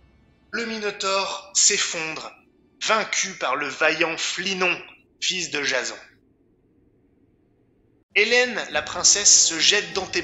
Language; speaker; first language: French; native; French